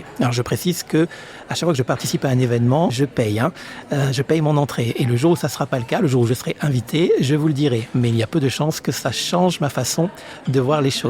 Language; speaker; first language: French; native; French